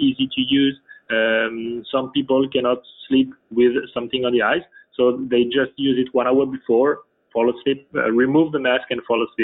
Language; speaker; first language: English; non-native, fluent; French